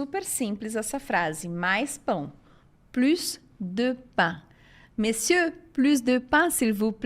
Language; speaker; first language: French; non-native, fluent; Portuguese